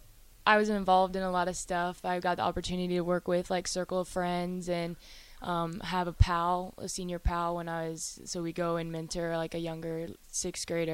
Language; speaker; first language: English; native; English